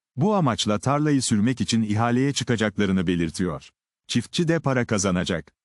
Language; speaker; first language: Turkish; native; Turkish